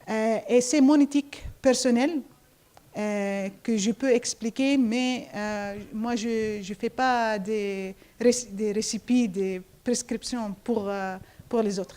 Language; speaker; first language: French; non-native, fluent; Arabic